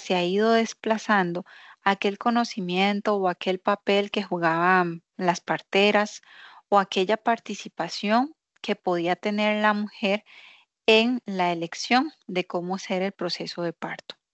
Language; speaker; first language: Spanish; native; Spanish